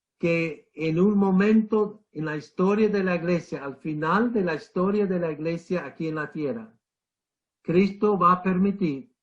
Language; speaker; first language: Spanish; non-native, fluent; English